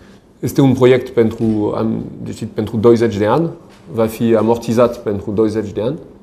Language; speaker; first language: Romanian; non-native, learner; French